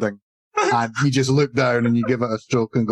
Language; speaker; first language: English; native; English